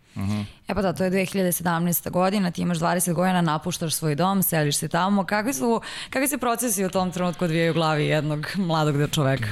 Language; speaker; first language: Serbian; native; Serbian